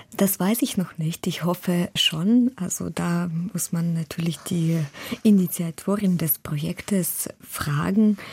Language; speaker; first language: German; non-native, fluent; Ukrainian